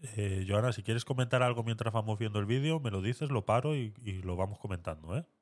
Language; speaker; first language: Spanish; native; Spanish